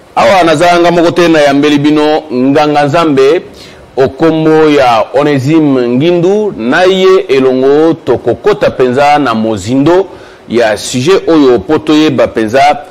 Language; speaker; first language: Lingala; native; Lingala